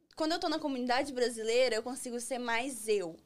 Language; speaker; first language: Portuguese; native; Portuguese